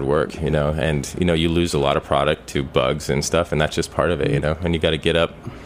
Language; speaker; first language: English; native; English